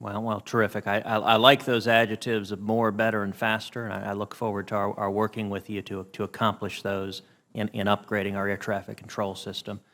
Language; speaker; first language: English; native; English